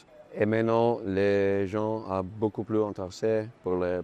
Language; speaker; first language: French; non-native, learner; Spanish